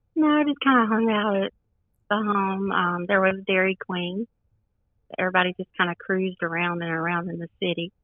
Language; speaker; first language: English; native; English